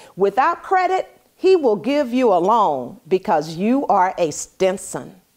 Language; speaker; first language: English; native; English